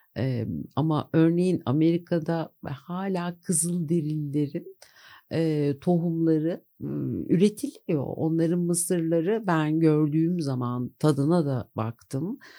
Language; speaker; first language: Turkish; native; Turkish